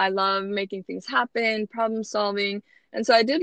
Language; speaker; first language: English; non-native, fluent; Swedish